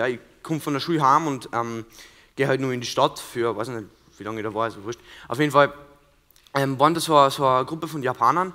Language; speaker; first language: German; native; German